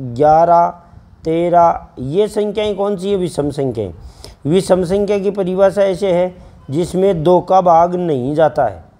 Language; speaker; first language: Hindi; native; Hindi